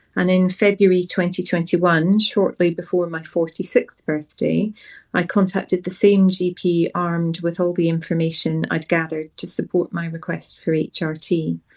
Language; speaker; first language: English; native; English